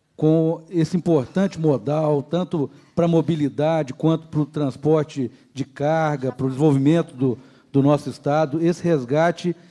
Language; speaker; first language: Portuguese; native; Portuguese